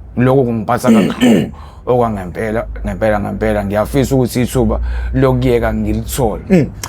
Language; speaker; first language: Zulu; native; Zulu